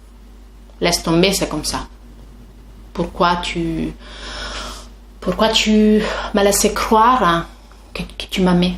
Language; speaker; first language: French; non-native, fluent; Italian